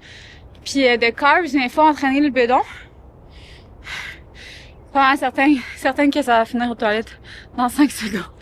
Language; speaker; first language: French; native; French